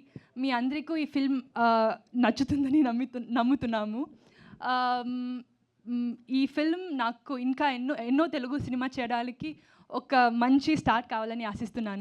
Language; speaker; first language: Telugu; non-native, learner; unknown